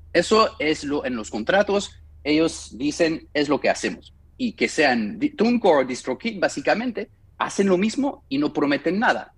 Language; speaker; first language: Spanish; non-native, fluent; French